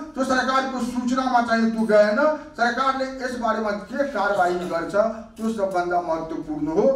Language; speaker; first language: Nepali; non-native, local second language; Maithili